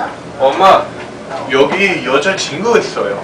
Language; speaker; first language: Korean; non-native, learner; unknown